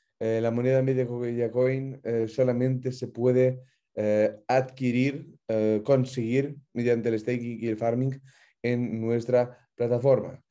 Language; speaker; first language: Spanish; non-native, fluent; Ukrainian